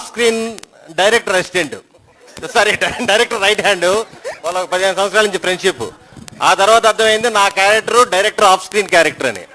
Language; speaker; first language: Telugu; native; Telugu